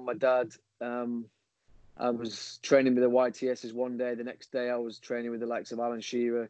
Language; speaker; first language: English; native; English